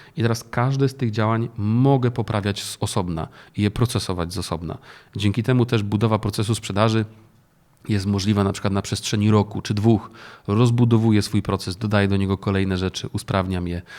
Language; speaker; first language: Polish; native; Polish